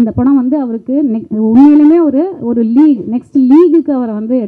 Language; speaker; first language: Tamil; native; Tamil